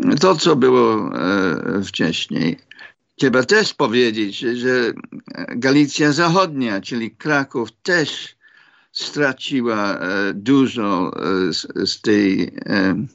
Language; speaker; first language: Polish; non-native, fluent; English